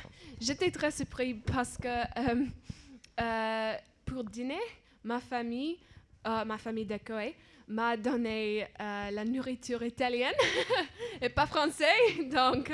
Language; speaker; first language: French; non-native, learner; English